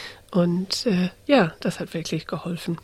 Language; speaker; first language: German; early bilingual, heritage; English